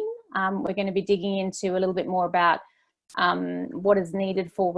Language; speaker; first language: English; native; English